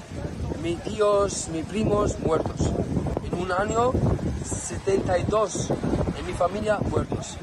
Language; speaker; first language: Spanish; non-native, learner; Arabic